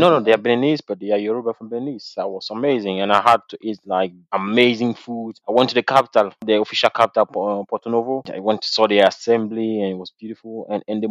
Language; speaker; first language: English; non-native, local second language; French